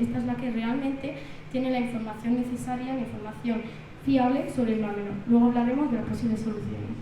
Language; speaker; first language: Spanish; early bilingual, other home language; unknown